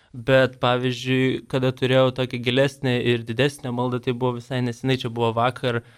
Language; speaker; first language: Lithuanian; native; Lithuanian